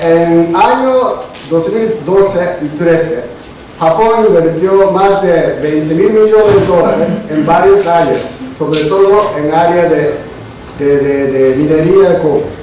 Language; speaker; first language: Spanish; non-native, fluent; Japanese